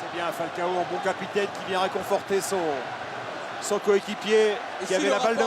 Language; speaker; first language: French; native; French